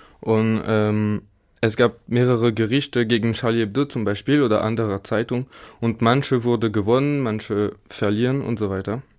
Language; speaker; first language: German; non-native, fluent; French